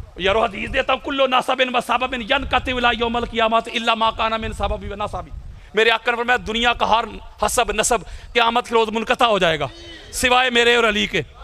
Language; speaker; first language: Urdu; non-native, local second language; Punjabi